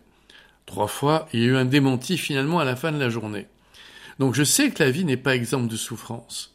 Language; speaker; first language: French; native; French